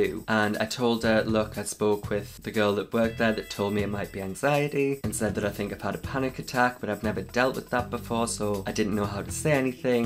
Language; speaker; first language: English; native; English